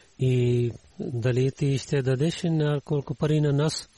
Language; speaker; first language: Bulgarian; non-native, learner; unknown